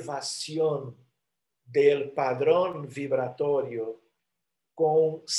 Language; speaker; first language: Spanish; non-native, fluent; Portuguese